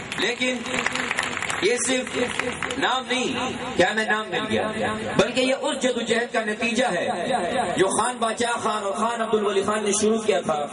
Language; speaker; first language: Urdu; non-native, local second language; Pashto